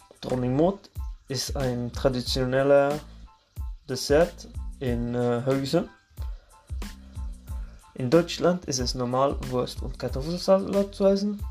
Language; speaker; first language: German; non-native, learner; Norwegian